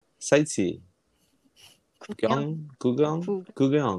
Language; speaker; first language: Korean; non-native, learner; English